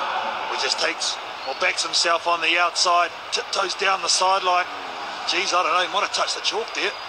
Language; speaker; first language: English; native; English